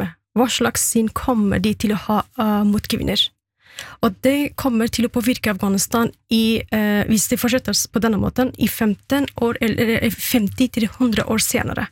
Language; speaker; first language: Norwegian; non-native, fluent; Persian